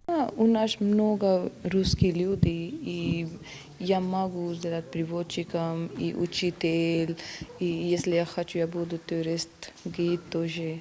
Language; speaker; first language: Russian; non-native, learner; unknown